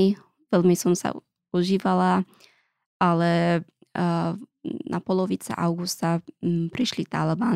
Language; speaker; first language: Slovak; non-native, learner; Pashto